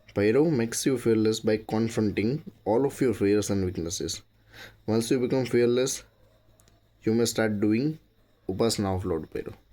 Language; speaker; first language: English; non-native, local second language; Gujarati